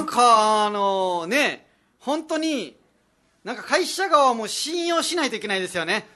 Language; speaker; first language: Japanese; non-native, fluent; Nepali